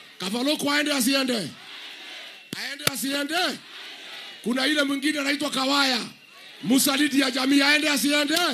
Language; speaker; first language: Swahili; non-native, local second language; Kikuyu